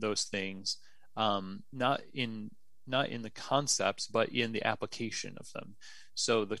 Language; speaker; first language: English; native; English